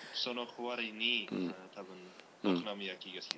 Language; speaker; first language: Japanese; non-native, learner; English